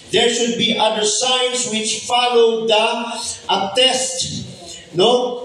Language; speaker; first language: English; non-native, local second language; Filipino